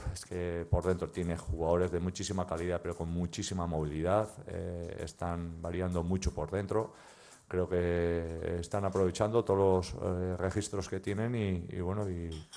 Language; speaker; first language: Spanish; native; Spanish